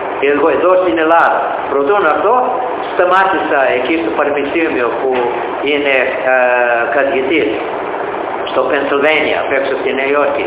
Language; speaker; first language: Greek; early bilingual, heritage; Greek